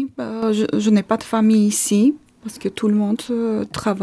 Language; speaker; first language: French; non-native, fluent; Armenian